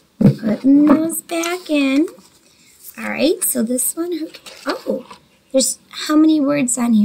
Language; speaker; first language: English; native; English